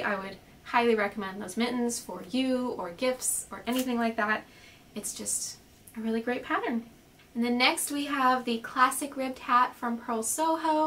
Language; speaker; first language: English; native; English